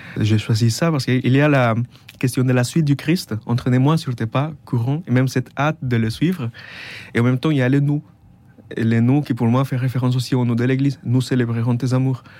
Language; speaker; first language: French; non-native, fluent; Spanish